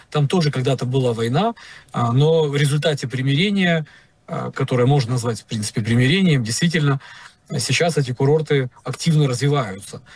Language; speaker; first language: Russian; non-native, local second language; Ukrainian